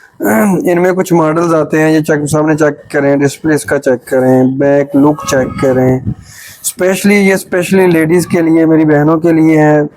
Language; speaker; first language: Urdu; non-native, local second language; Punjabi